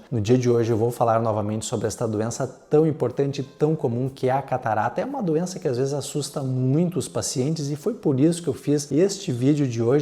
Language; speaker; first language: Portuguese; native; Portuguese